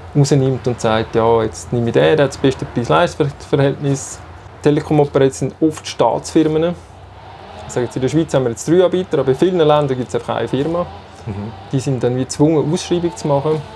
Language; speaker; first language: German; native; German